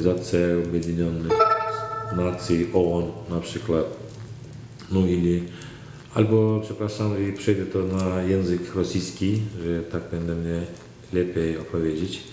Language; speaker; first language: Polish; non-native, learner; Turkmen